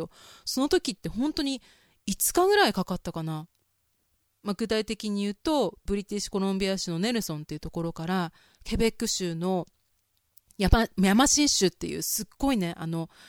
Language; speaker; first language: Japanese; native; Japanese